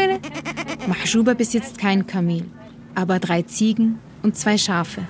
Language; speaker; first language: German; native; German